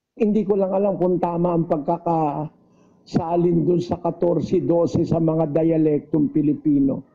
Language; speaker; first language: Filipino; native; Filipino